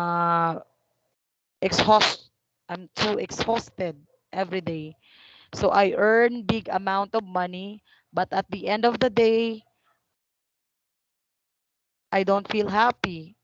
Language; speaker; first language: English; non-native, fluent; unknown